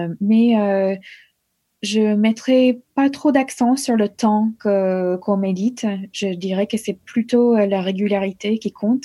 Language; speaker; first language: French; non-native, fluent; English